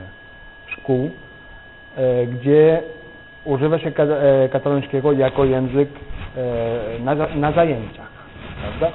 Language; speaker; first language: Polish; non-native, fluent; Catalan